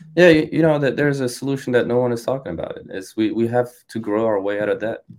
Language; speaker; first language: English; non-native, fluent; French